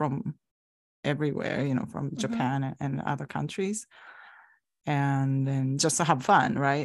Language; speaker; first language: English; non-native, fluent; Japanese